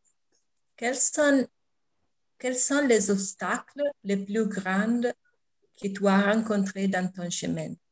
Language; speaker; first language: French; non-native, fluent; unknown